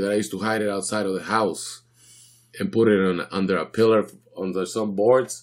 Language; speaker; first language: English; non-native, fluent; Spanish